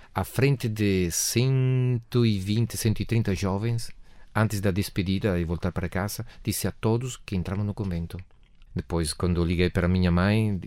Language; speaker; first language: Portuguese; non-native, fluent; Italian